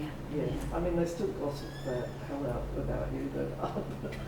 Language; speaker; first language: English; native; English